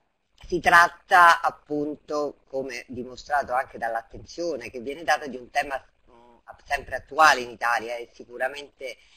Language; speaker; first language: Italian; native; Italian